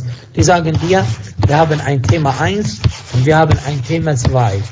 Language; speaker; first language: German; non-native, fluent; Arabic